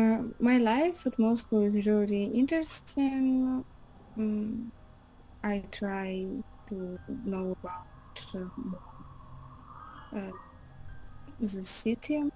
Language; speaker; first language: English; non-native, learner; Russian